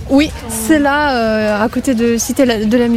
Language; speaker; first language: French; non-native, fluent; Russian